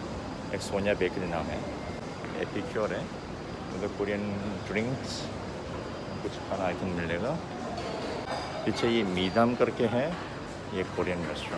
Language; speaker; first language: Hindi; non-native, fluent; Korean